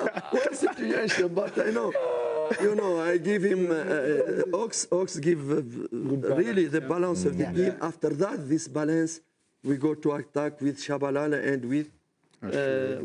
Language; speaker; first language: English; non-native, learner; French